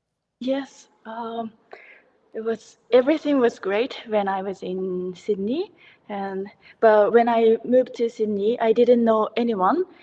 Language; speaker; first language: English; non-native, learner; Japanese